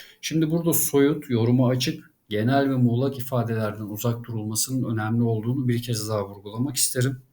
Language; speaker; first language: Turkish; native; Turkish